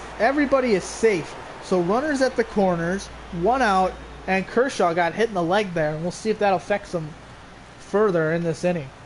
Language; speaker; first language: English; native; English